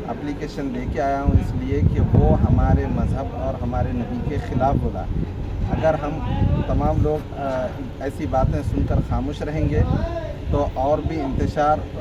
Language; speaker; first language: Hindi; non-native, local second language; Urdu